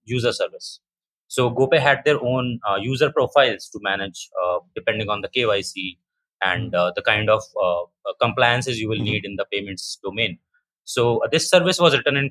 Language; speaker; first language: English; non-native, local second language; Hindi